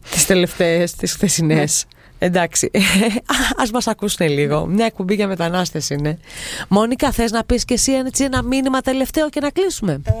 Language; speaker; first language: Greek; native; Greek